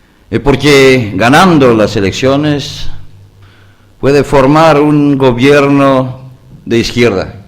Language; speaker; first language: Spanish; non-native, learner; Greek